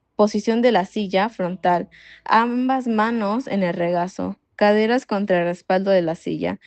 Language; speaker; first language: Spanish; native; Spanish